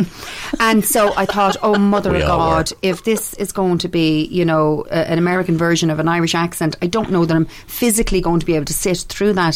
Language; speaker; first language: English; native; English